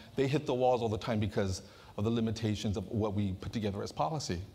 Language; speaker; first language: English; native; English